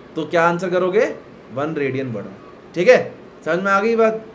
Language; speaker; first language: Hindi; native; Hindi